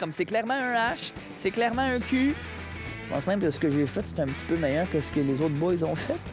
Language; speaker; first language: French; native; French